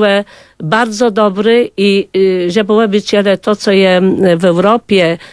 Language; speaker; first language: Polish; non-native, local second language; Kashubian